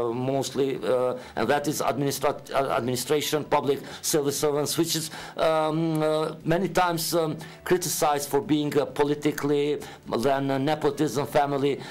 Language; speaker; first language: English; non-native, fluent; Albanian